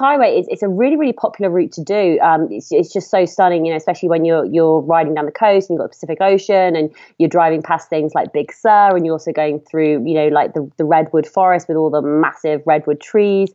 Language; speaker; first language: English; native; English